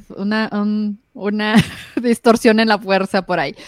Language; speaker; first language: Spanish; native; Spanish